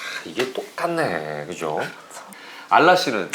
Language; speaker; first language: Korean; native; Korean